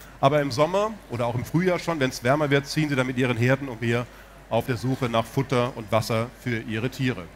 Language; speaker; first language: German; native; German